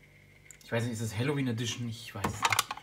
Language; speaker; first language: German; native; German